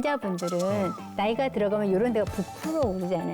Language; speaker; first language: Korean; native; Korean